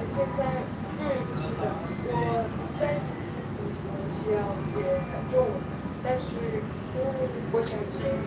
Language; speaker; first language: Chinese; non-native, learner; Russian